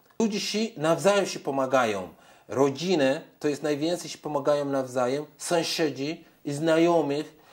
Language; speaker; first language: Polish; non-native, fluent; Arabic